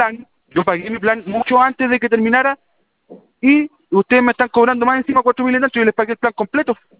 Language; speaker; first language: Spanish; native; Spanish